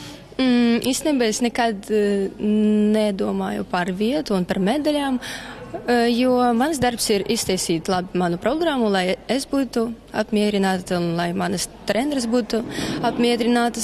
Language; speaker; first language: Latvian; non-native, local second language; Russian